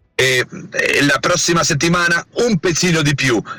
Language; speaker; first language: Italian; non-native, learner; Spanish